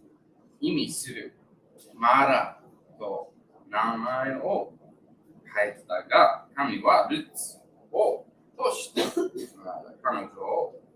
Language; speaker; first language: Japanese; non-native, learner; English